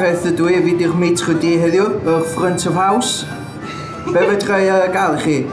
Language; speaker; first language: Welsh; native; Welsh